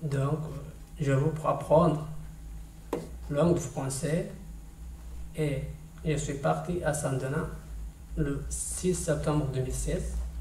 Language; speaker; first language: French; non-native, learner; Tigrinya